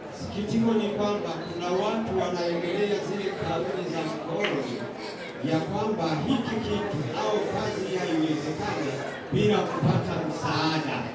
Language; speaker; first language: Swahili; non-native, local second language; Rundi